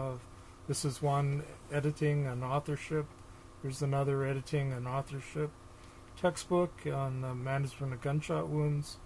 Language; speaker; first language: English; native; English